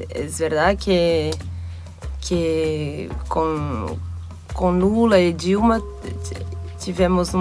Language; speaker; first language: Spanish; non-native, fluent; Portuguese